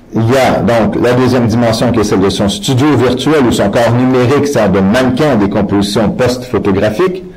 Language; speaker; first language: French; native; French